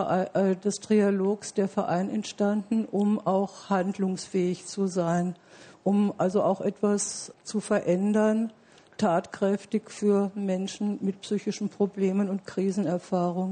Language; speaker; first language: German; native; German